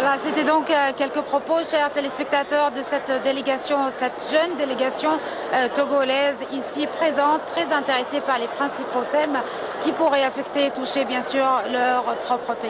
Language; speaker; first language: French; non-native, fluent; Arabic